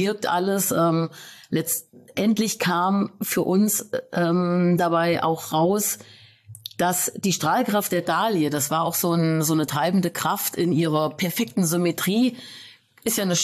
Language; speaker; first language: German; native; German